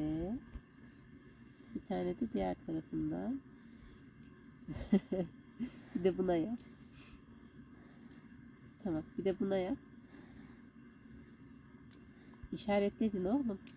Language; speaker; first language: Turkish; native; Turkish